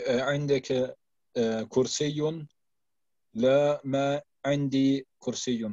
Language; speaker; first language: Arabic; non-native, learner; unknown